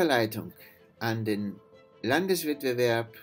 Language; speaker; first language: German; non-native, fluent; Spanish